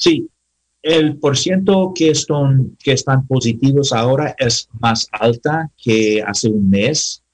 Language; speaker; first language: Spanish; non-native, learner; English